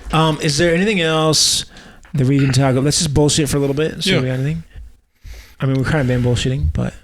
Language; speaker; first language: English; native; English